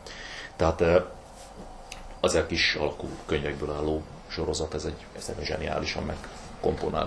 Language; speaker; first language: Hungarian; native; Hungarian